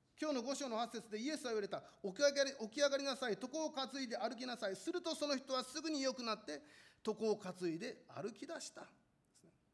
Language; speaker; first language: Japanese; non-native, fluent; Korean